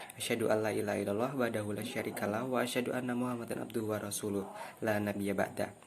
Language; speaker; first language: Indonesian; native; Indonesian